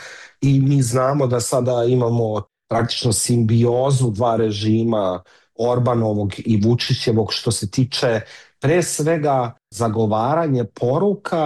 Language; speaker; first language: Serbian; native; Serbian